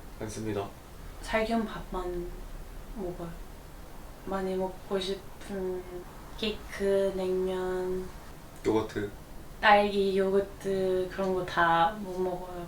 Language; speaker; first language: Korean; non-native, learner; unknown